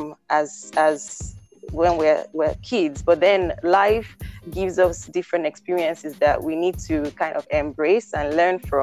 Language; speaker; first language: English; non-native, local second language; Igbo